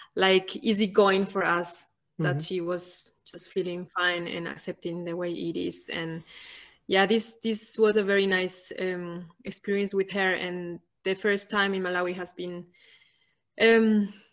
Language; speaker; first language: English; non-native, fluent; Spanish